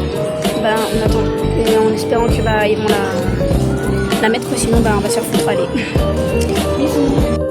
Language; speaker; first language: French; native; French